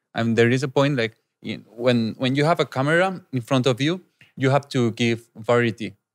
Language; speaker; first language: English; non-native, fluent; Spanish